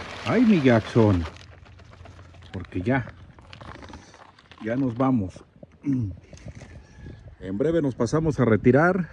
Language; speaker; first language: Spanish; native; Spanish